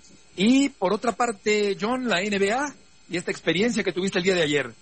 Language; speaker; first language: Spanish; native; Spanish